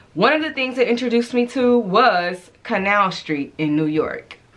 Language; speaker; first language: English; native; English